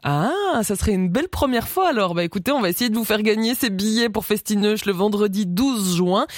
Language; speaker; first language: French; native; French